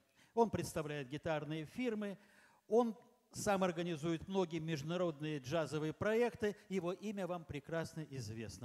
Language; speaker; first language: Russian; native; Russian